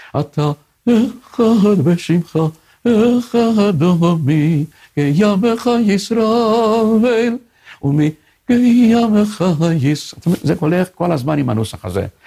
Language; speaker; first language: Hebrew; non-native, fluent; Hungarian